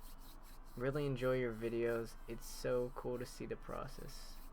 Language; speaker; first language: English; native; English